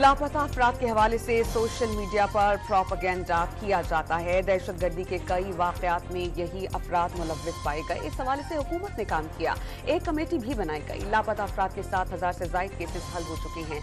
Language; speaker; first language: Urdu; native; Urdu